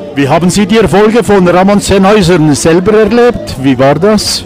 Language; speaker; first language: German; native; German